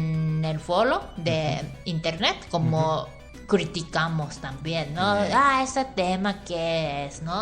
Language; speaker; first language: Spanish; non-native, fluent; Japanese